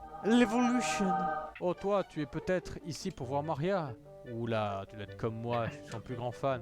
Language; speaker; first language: French; native; French